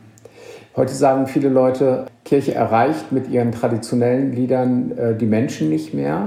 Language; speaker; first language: German; native; German